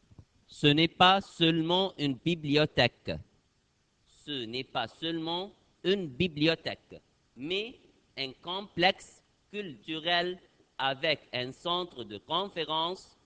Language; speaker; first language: French; non-native, fluent; Arabic